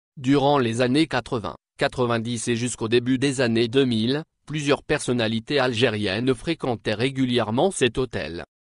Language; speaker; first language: French; non-native, local second language; Arabic